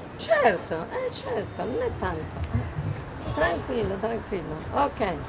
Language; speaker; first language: Italian; native; Italian